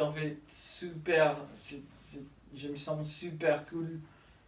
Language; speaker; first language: French; non-native, learner; Spanish